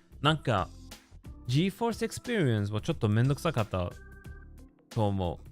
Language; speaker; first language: Japanese; non-native, learner; English